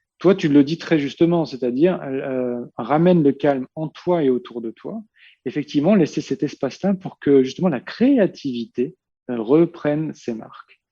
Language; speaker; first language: French; early bilingual, heritage; Portuguese